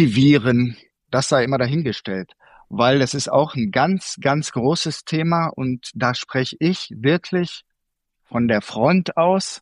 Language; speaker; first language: German; native; German